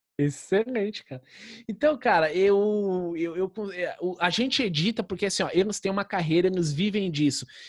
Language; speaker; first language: Portuguese; native; Portuguese